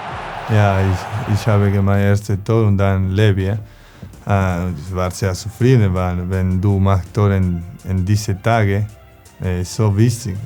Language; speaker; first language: German; non-native, learner; Spanish